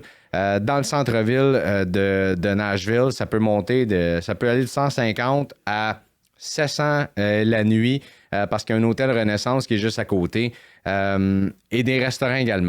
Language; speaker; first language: French; native; French